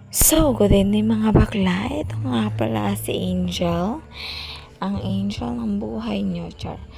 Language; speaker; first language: Filipino; native; Filipino